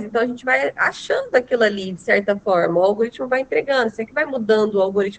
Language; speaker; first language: Portuguese; native; Portuguese